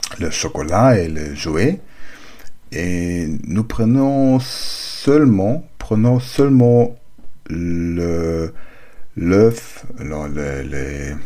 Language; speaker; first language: French; non-native, learner; German